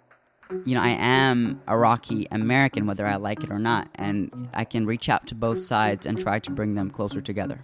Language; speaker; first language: English; early bilingual, other home language; Arabic